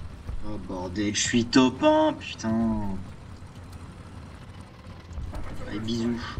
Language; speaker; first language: French; native; French